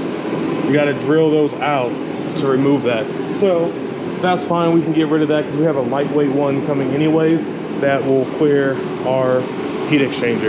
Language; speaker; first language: English; native; English